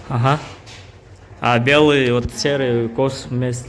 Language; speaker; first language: Russian; non-native, local second language; Kyrgyz